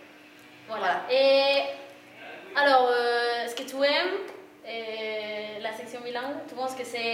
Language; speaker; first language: French; non-native, learner; Spanish